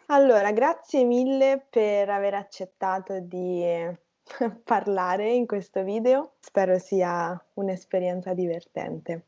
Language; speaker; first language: Italian; native; Italian